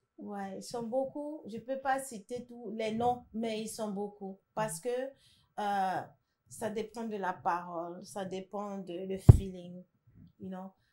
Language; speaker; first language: French; non-native, fluent; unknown